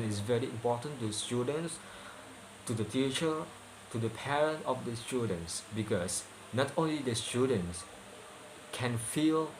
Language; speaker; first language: English; non-native, learner; Indonesian